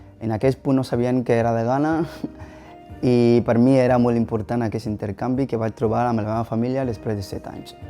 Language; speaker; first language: Catalan; non-native, fluent; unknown